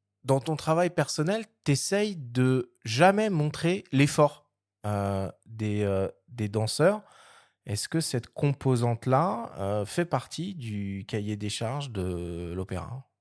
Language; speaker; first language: French; native; French